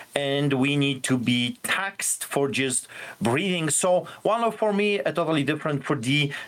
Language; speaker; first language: English; non-native, fluent; Polish